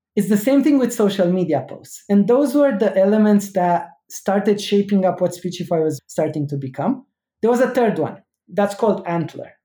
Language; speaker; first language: English; non-native, fluent; Romanian